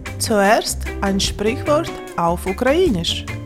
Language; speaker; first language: German; non-native, learner; Ukrainian